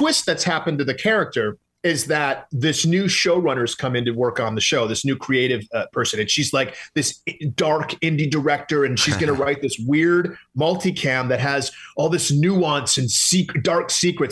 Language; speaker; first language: English; native; English